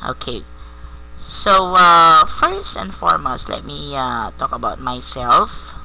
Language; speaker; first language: English; non-native, local second language; Chavacano